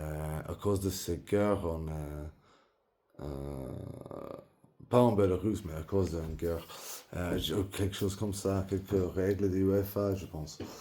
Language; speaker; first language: French; non-native, learner; English